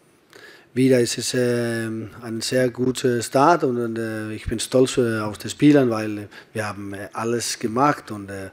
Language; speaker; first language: German; non-native, learner; Danish